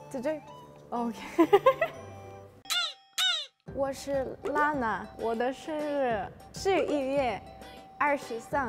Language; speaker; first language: Chinese; non-native, learner; Russian